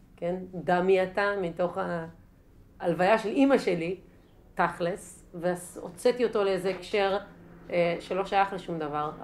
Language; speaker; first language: Hebrew; native; Hebrew